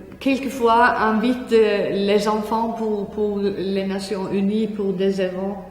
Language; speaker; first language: French; non-native, fluent; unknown